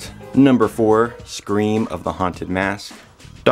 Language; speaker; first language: English; native; English